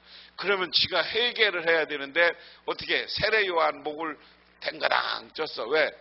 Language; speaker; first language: Korean; native; Korean